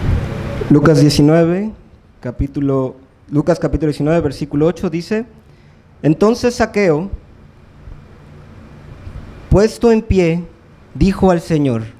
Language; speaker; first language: Spanish; native; Spanish